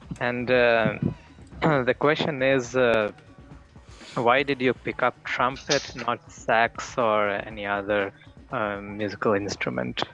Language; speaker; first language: English; non-native, fluent; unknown